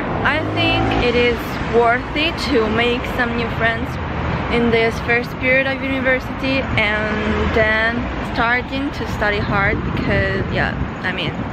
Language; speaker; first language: English; non-native, fluent; Chinese